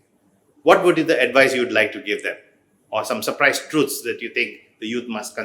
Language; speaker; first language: English; non-native, fluent; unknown